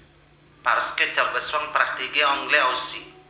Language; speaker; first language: French; non-native, learner; Indonesian